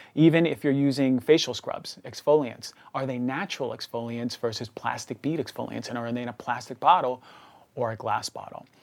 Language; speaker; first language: English; native; English